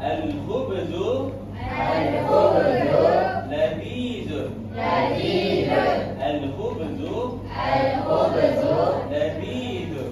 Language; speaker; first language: Arabic; non-native, learner; Malay